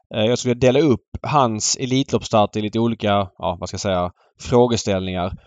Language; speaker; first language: Swedish; native; Swedish